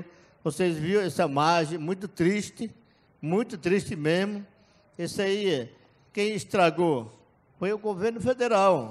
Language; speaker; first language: Portuguese; non-native, local second language; Yanomámi